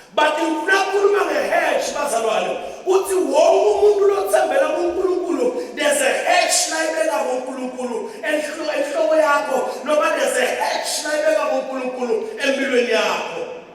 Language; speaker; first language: Zulu; non-native, local second language; Swati